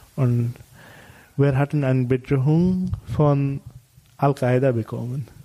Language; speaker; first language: German; non-native, fluent; Bangla